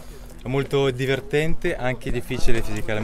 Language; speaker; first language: Italian; non-native, fluent; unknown